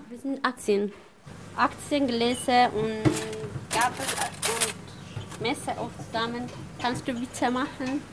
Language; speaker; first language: German; non-native, learner; Amharic